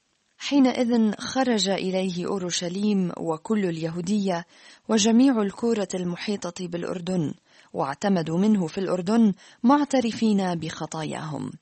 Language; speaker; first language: Arabic; native; Arabic